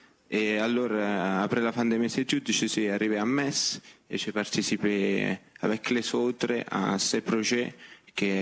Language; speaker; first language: French; non-native, fluent; Italian